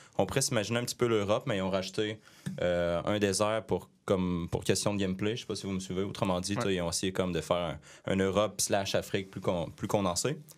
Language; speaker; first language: French; native; French